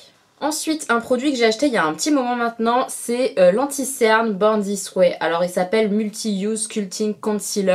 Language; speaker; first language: French; native; French